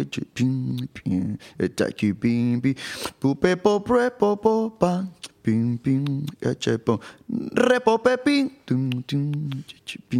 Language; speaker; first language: Spanish; native; Spanish